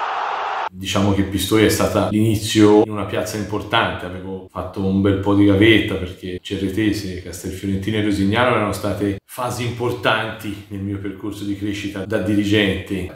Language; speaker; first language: Italian; native; Italian